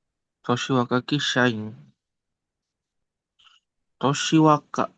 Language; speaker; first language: Japanese; non-native, learner; Indonesian